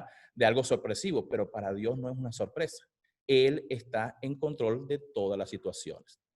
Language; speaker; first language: Spanish; native; Spanish